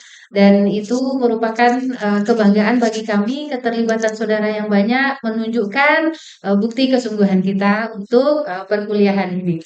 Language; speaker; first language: Indonesian; native; Indonesian